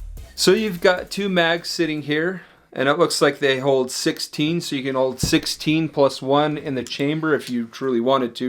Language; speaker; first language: English; native; English